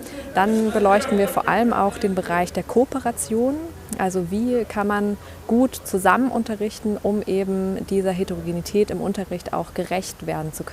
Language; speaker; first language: German; native; German